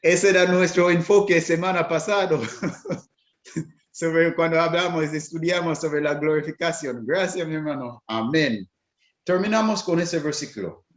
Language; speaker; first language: Spanish; non-native, fluent; English